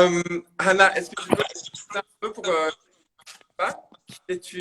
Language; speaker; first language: French; native; French